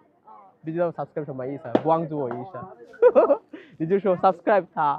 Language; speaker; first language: Chinese; non-native, learner; Bangla